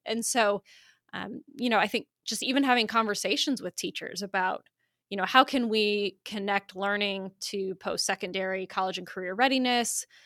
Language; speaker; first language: English; native; English